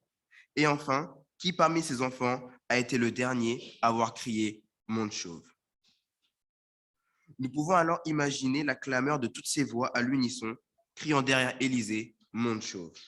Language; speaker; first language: French; native; French